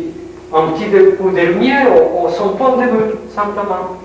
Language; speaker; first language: French; non-native, learner; Spanish